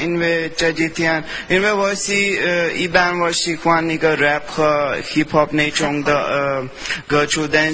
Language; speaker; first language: Chinese; non-native, learner; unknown